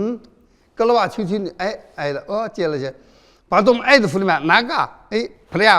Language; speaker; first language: Russian; non-native, learner; Chinese